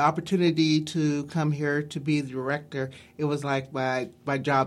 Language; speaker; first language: English; native; English